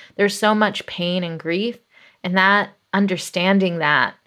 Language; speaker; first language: English; native; English